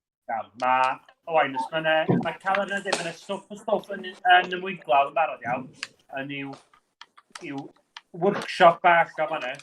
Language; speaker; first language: Welsh; native; Welsh